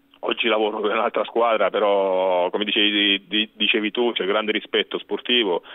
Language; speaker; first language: Italian; native; Italian